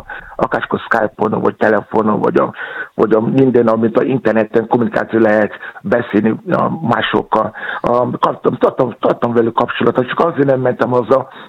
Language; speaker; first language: Hungarian; non-native, fluent; Yoruba